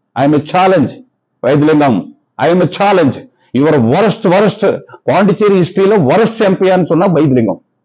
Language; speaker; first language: Tamil; non-native, local second language; Telugu